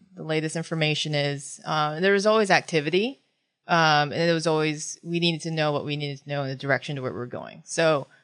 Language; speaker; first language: English; early bilingual, other home language; Filipino